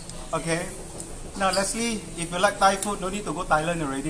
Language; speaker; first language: English; non-native, local second language; Chinese